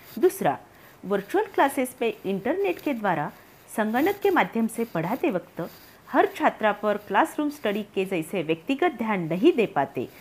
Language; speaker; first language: Hindi; non-native, local second language; Marathi